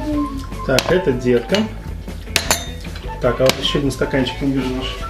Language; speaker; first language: Russian; native; Russian